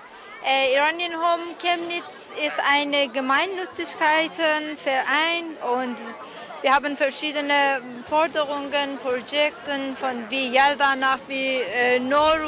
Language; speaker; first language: German; non-native, learner; Persian